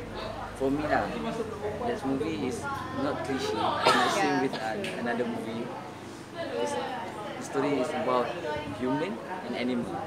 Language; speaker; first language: English; non-native, local second language; Malay